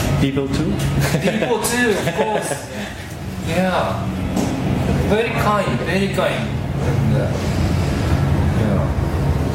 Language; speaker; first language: English; non-native, learner; Japanese